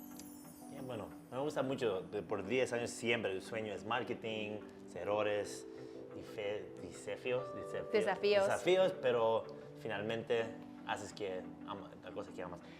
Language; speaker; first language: Spanish; non-native, learner; English